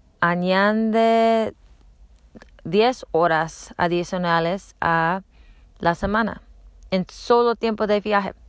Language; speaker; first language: Spanish; non-native, learner; English